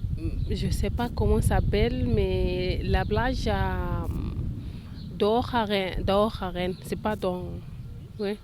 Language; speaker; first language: French; non-native, learner; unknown